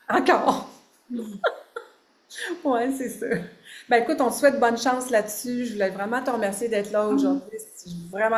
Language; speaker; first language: French; native; French